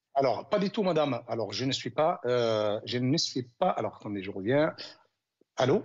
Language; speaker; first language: French; non-native, local second language; Arabic